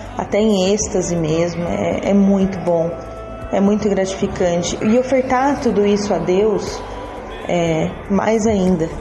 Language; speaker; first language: Portuguese; native; Portuguese